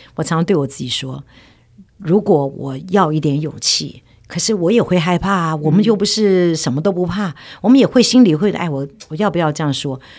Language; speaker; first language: Chinese; native; Chinese